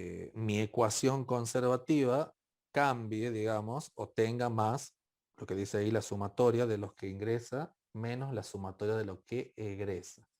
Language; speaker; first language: Spanish; native; Spanish